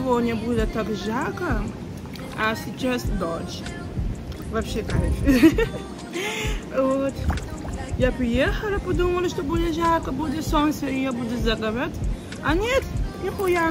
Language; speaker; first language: Russian; non-native, fluent; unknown